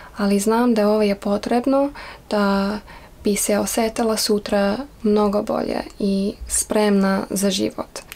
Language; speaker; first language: Serbian; early bilingual, heritage; Serbian